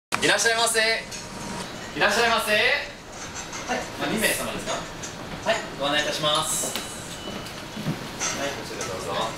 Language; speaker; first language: Japanese; non-native, learner; English